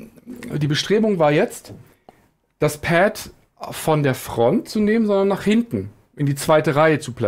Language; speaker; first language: German; native; German